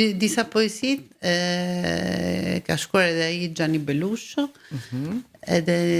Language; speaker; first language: Albanian; early bilingual, heritage; Albanian